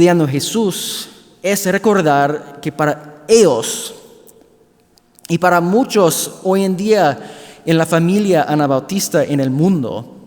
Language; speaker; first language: Spanish; non-native, fluent; English